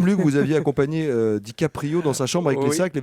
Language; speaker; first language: French; native; French